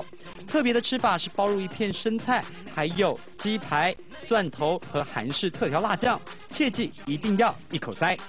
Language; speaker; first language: Chinese; native; Chinese